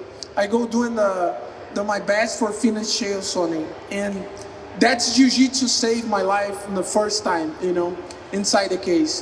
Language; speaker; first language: English; non-native, learner; Portuguese